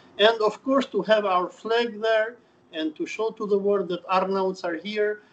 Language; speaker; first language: English; non-native, fluent; Albanian